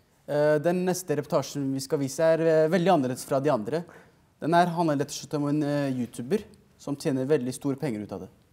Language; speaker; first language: Norwegian; early bilingual, other home language; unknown